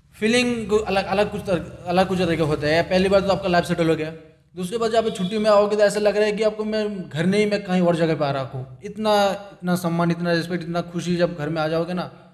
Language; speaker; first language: Hindi; non-native, local second language; Bangla